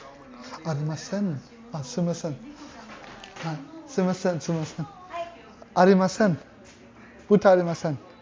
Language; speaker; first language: Japanese; non-native, learner; German